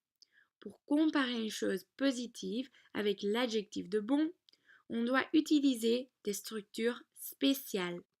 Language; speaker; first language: French; non-native, learner; Dutch